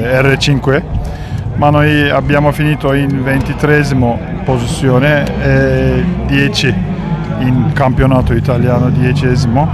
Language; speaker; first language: Italian; non-native, learner; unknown